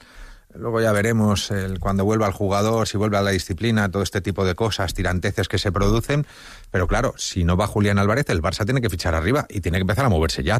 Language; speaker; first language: Spanish; native; Spanish